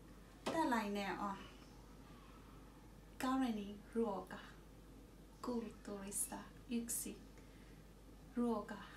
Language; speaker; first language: Finnish; non-native, learner; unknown